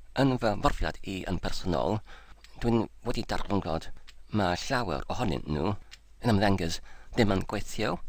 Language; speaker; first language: Welsh; non-native, fluent; English